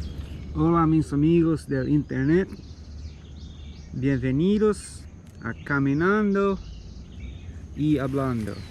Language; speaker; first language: Spanish; non-native, learner; English